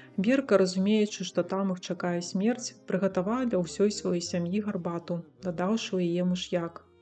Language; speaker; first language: Belarusian; native; Belarusian